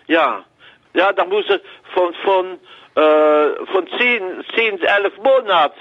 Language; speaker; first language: German; non-native, learner; French